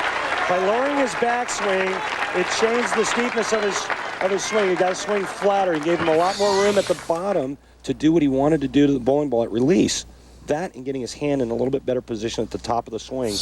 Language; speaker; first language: English; native; English